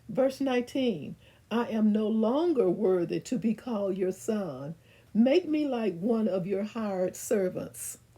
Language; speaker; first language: English; native; English